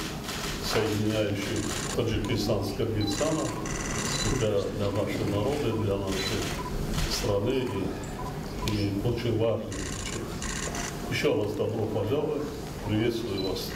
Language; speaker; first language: Russian; non-native, local second language; Tajik